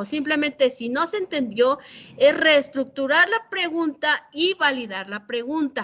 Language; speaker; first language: Spanish; native; Spanish